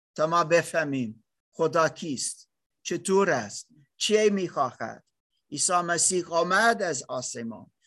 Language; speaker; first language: Persian; non-native, learner; German